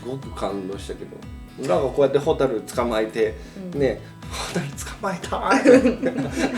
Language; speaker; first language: Japanese; native; Japanese